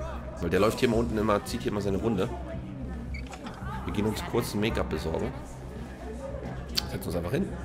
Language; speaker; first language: German; native; German